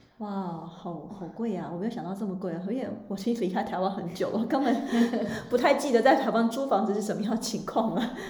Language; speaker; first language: Chinese; native; Chinese